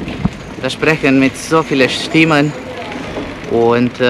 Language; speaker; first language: German; non-native, fluent; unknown